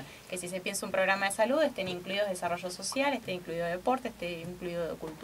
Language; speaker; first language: Spanish; native; Spanish